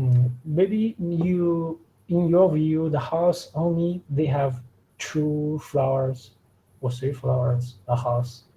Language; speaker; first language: English; non-native, learner; Chinese